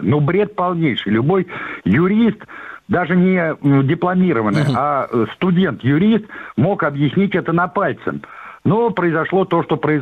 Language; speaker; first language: Russian; native; Russian